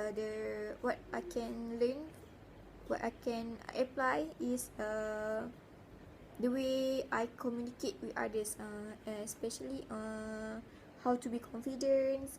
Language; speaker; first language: English; non-native, learner; Malay